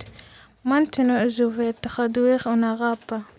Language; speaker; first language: French; non-native, learner; Arabic